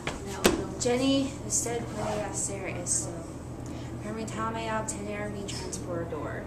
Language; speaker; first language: Spanish; non-native, learner; English